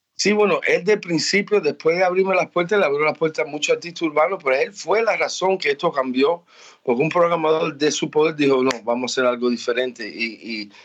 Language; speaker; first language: Spanish; early bilingual, heritage; Spanish